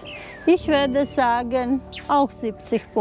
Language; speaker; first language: German; non-native, fluent; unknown